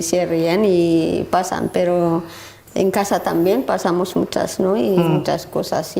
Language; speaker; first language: Spanish; non-native, learner; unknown